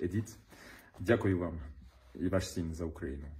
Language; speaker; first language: Ukrainian; non-native, learner; French